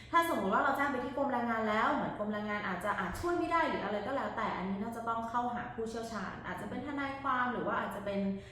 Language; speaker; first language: Thai; native; Thai